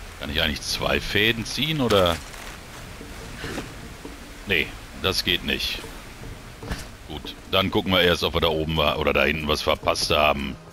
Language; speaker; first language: German; native; German